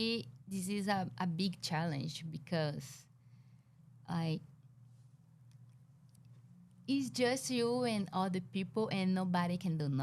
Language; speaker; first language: English; non-native, learner; Portuguese